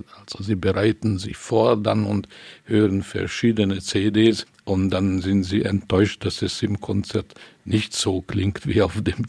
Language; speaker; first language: German; non-native, fluent; Hungarian